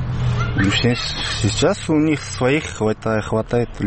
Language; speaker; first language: Russian; non-native, learner; Uzbek